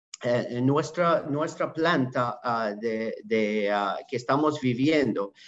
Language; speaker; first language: Spanish; non-native, learner; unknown